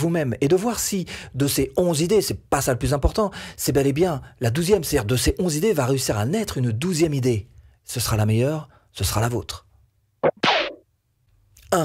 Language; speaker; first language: French; native; French